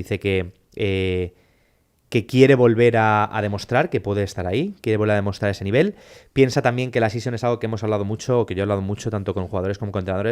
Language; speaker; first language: Spanish; native; Spanish